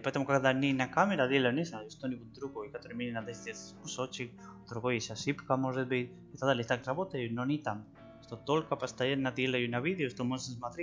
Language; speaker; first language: Russian; non-native, learner; Spanish